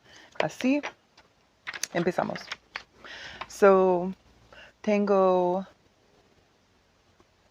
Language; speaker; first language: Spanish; non-native, learner; English